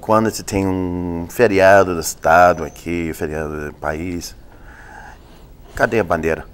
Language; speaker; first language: Portuguese; non-native, fluent; English